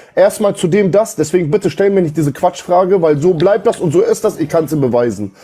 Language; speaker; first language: German; early bilingual, other home language; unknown